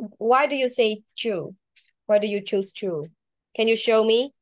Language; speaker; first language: English; non-native, learner; Vietnamese